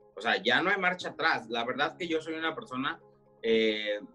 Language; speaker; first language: Spanish; early bilingual, heritage; Spanish